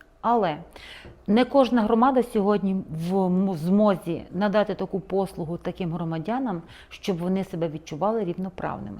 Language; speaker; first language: Ukrainian; native; Ukrainian